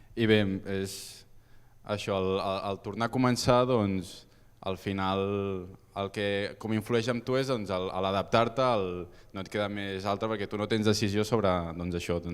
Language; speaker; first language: Catalan; early bilingual, other home language; Spanish